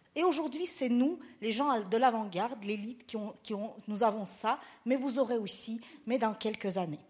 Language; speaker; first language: French; non-native, fluent; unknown